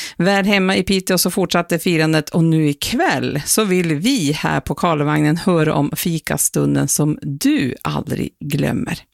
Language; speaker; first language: Swedish; native; Swedish